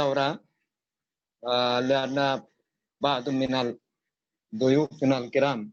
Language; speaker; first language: Arabic; non-native, fluent; Bangla